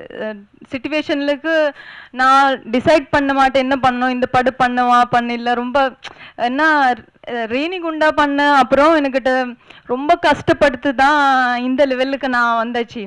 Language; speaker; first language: Tamil; non-native, local second language; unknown